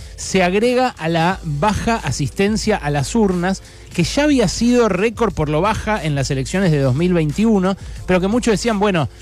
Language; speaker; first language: Spanish; native; Spanish